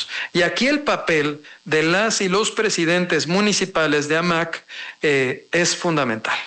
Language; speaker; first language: Spanish; native; Spanish